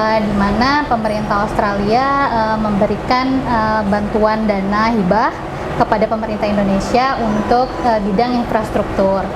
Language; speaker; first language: Indonesian; native; Indonesian